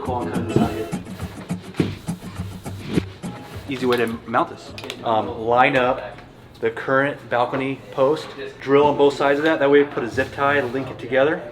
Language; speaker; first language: English; native; English